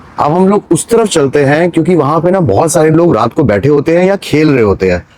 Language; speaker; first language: Hindi; native; Hindi